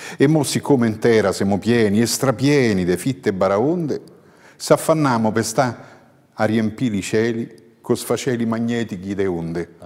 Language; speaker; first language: Italian; native; Italian